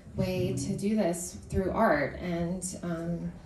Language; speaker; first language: English; native; English